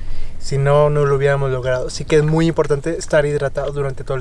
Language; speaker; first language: Spanish; native; Spanish